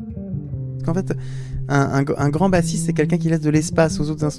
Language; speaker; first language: French; native; French